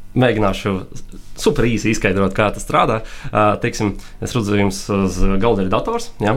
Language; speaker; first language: Latvian; non-native, local second language; Russian